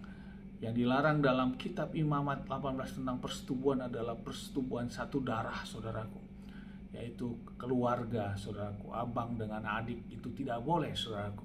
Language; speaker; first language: Indonesian; native; Indonesian